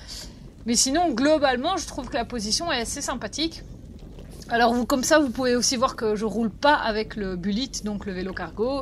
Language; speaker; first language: French; native; French